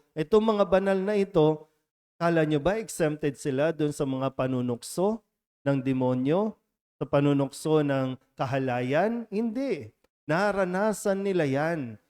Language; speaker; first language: Filipino; native; Filipino